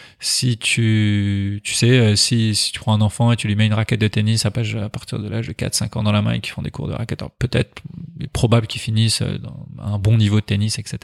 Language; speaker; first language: French; early bilingual, other home language; Persian